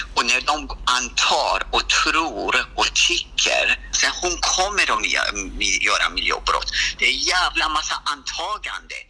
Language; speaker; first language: Swedish; non-native, fluent; Persian